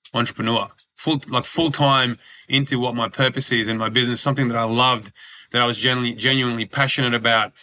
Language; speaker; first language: English; early bilingual, other home language; Croatian